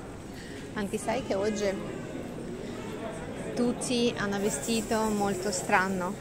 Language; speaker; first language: Italian; non-native, learner; Russian